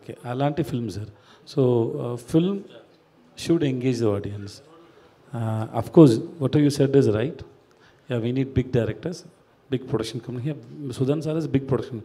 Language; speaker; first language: Telugu; non-native, learner; Tamil